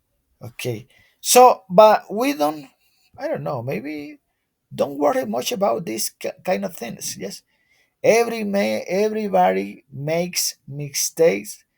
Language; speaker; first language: English; non-native, learner; Spanish